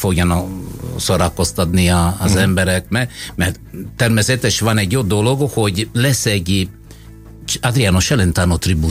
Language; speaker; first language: Hungarian; non-native, fluent; Italian